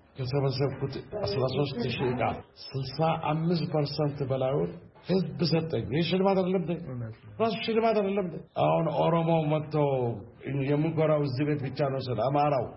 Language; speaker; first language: Amharic; non-native, local second language; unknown